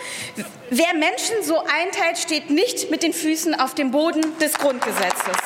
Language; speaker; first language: German; early bilingual, other home language; Persian